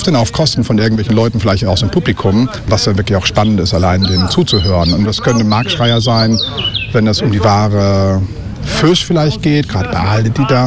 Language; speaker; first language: German; native; German